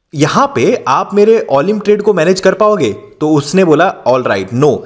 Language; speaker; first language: Hindi; native; Hindi